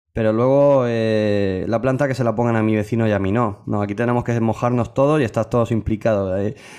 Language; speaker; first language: Spanish; native; Spanish